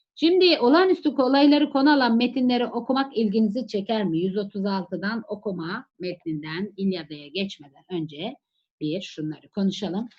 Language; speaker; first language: Turkish; native; Turkish